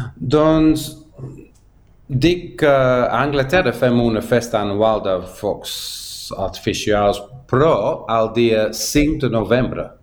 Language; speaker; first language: Catalan; non-native, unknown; English